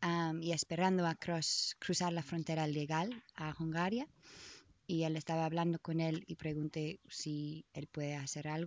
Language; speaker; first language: Spanish; non-native, learner; English